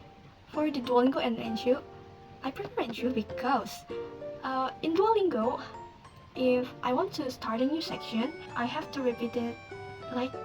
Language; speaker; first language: English; non-native, learner; Indonesian